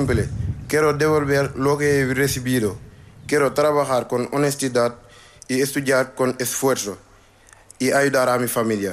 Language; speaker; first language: Spanish; non-native, fluent; Wolof